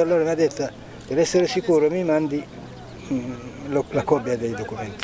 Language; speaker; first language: Italian; non-native, fluent; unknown